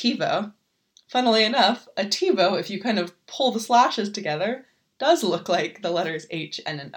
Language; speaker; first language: English; native; English